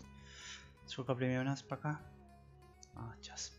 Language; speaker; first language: Russian; non-native, learner; Spanish